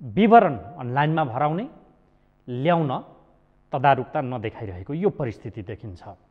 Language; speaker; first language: Nepali; native; Nepali